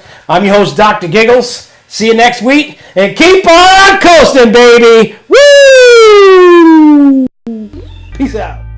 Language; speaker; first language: English; native; English